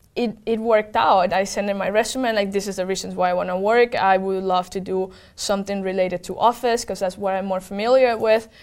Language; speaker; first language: English; non-native, fluent; Spanish